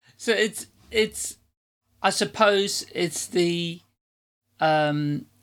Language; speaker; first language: English; non-native, fluent; Dutch